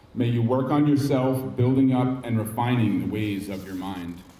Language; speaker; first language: English; native; English